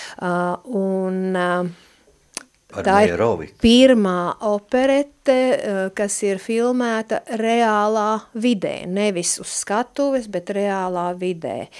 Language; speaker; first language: Latvian; native; Latvian